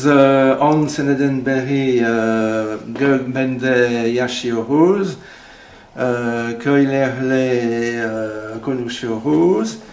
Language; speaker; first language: Turkish; non-native, learner; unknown